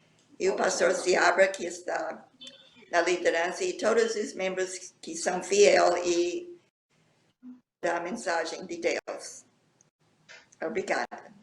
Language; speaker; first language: Portuguese; non-native, fluent; English